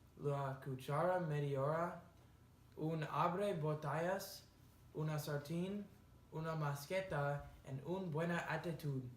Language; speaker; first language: Spanish; non-native, learner; English